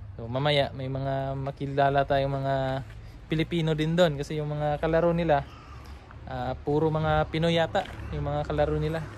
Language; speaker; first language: Filipino; non-native, local second language; Cebuano